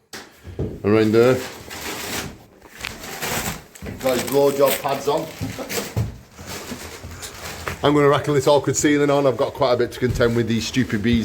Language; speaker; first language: English; native; English